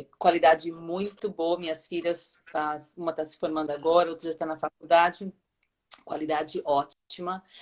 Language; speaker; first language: Portuguese; native; Portuguese